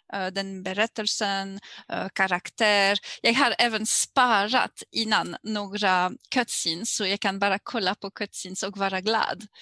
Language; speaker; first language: Swedish; non-native, fluent; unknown